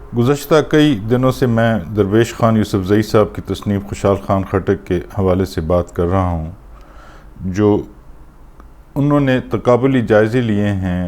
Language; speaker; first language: Urdu; non-native, local second language; Pashto